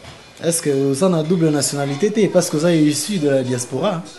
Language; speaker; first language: French; non-native, local second language; Lingala